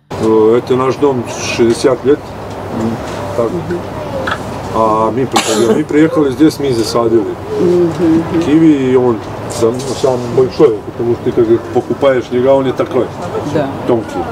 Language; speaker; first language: Russian; non-native, learner; Serbian